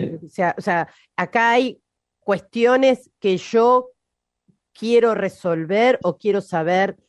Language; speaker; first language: Spanish; native; Spanish